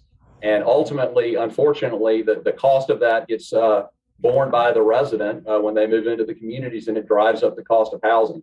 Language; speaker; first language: English; native; English